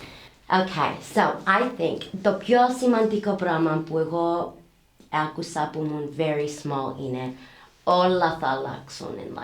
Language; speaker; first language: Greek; early bilingual, heritage; English